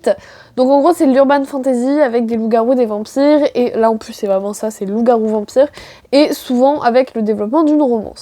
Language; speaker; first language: French; native; French